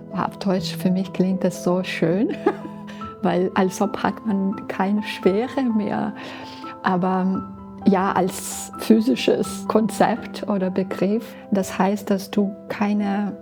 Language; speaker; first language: German; non-native, fluent; Belarusian